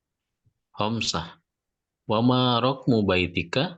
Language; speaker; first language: Arabic; non-native, learner; Indonesian